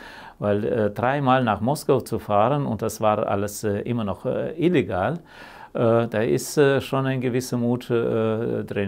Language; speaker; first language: German; early bilingual, heritage; German